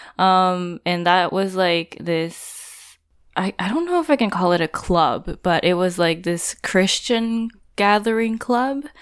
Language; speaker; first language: English; non-native, fluent; Japanese